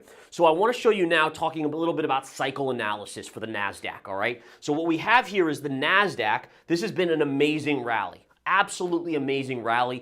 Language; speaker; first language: English; native; English